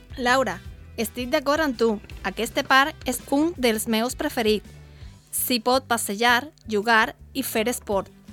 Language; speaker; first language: Catalan; non-native, learner; Spanish